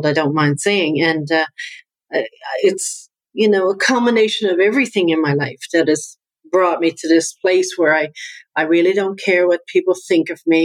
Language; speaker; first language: English; native; English